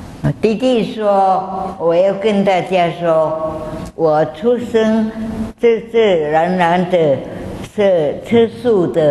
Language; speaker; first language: Chinese; non-native, local second language; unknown